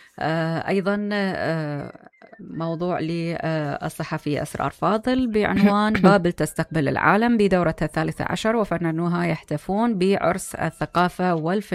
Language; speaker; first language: Arabic; native; Arabic